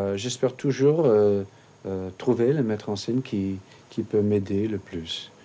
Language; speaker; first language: French; non-native, fluent; English